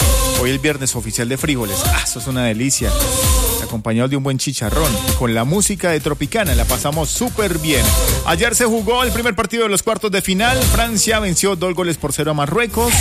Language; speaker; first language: Spanish; native; Spanish